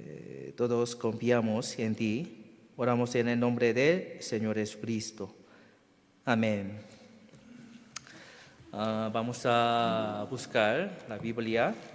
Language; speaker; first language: Spanish; non-native, fluent; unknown